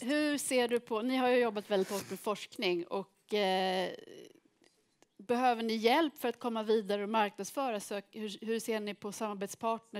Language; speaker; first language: Swedish; native; Swedish